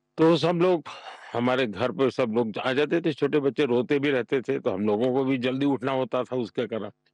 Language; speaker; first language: Hindi; non-native, local second language; Gujarati